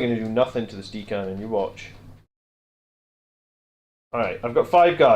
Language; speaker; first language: English; native; English